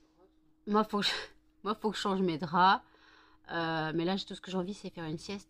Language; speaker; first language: French; native; French